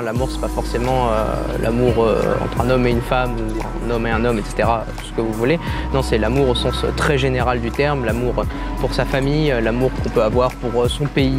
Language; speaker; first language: French; native; French